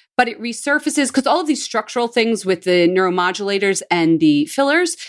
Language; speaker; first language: English; native; English